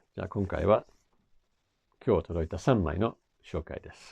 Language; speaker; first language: Japanese; non-native, fluent; English